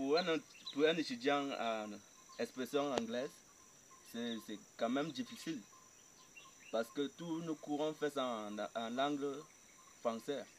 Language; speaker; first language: French; non-native, local second language; English